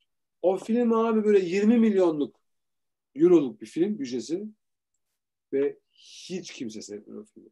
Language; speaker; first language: Turkish; early bilingual, heritage; Turkish